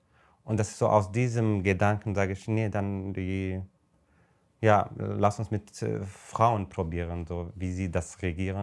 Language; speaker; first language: German; non-native, fluent; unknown